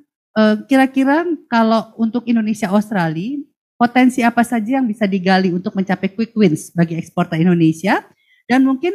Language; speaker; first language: Indonesian; native; Indonesian